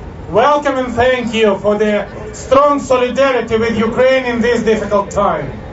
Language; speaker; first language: English; non-native, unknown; Ukrainian